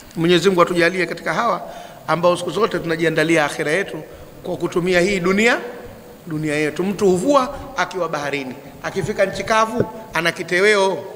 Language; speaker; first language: Swahili; native; Swahili